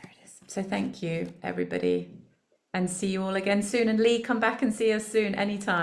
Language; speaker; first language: English; native; English